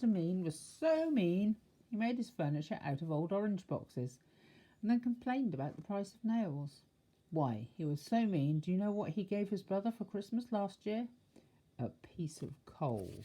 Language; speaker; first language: English; native; English